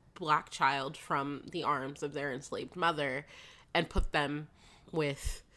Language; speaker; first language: English; native; English